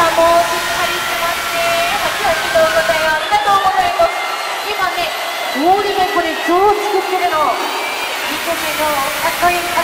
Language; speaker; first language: Japanese; native; Japanese